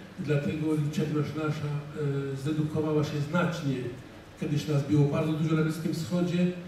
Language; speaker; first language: Polish; non-native, fluent; Assyrian Neo-Aramaic